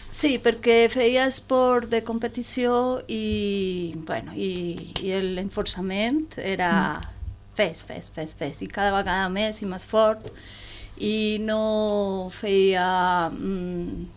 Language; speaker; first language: Catalan; non-native, learner; Spanish